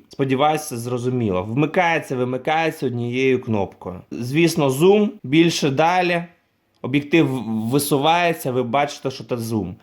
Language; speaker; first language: Ukrainian; non-native, local second language; Russian